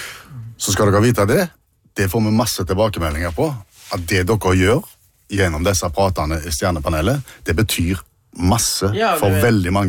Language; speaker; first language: Norwegian; native; Norwegian